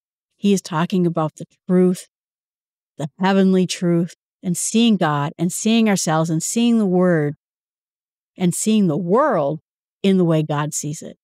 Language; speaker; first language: English; native; English